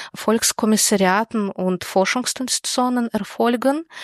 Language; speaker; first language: German; non-native, fluent; Russian